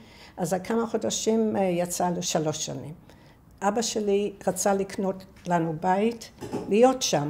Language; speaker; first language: Hebrew; non-native, fluent; English